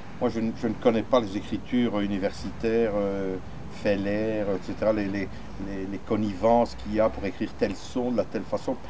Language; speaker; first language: French; native; French